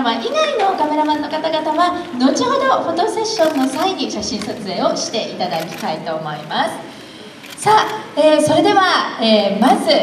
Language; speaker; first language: Japanese; native; Japanese